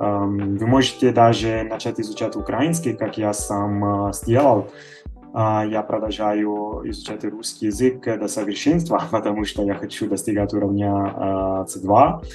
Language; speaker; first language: Russian; non-native, fluent; Italian